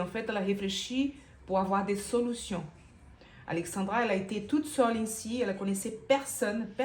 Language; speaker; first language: French; non-native, fluent; Portuguese